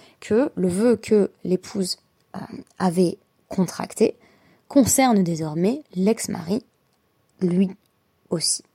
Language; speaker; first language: French; native; French